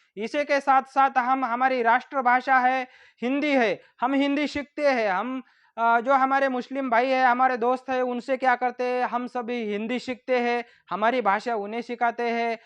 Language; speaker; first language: Hindi; non-native, local second language; Marathi